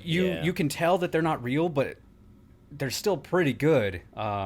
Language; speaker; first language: English; native; English